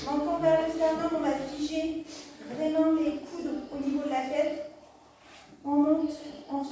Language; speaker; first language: French; native; French